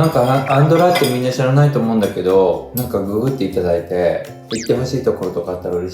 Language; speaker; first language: Japanese; native; Japanese